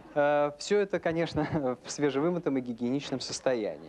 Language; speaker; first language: Russian; native; Russian